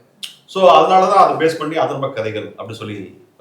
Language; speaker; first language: Tamil; native; Tamil